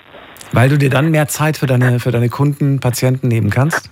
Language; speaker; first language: German; native; German